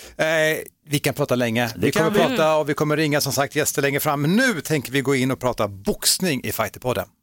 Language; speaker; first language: Swedish; native; Swedish